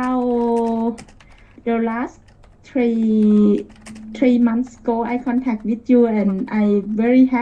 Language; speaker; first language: English; non-native, learner; Thai